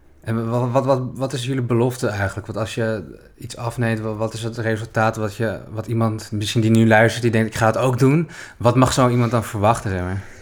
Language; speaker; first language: Dutch; native; Dutch